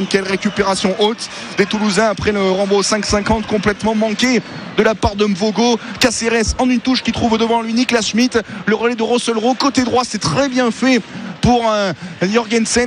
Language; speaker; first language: French; native; French